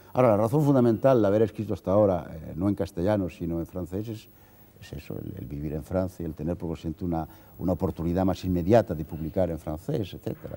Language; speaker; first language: Spanish; native; Spanish